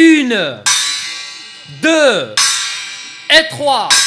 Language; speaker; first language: French; non-native, learner; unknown